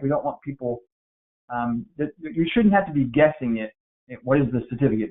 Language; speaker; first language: English; native; English